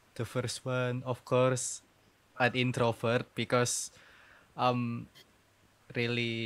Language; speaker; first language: English; non-native, learner; Indonesian